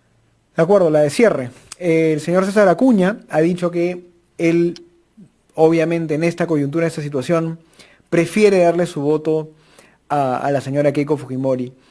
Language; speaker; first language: Spanish; native; Spanish